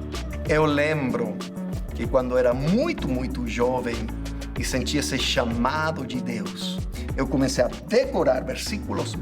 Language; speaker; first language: Portuguese; non-native, fluent; English